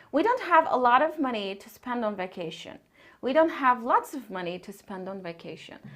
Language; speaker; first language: English; non-native, fluent; Turkish